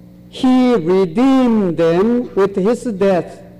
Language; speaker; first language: English; non-native, fluent; Korean